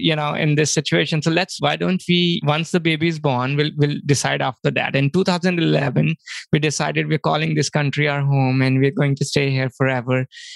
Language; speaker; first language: English; non-native, local second language; Hindi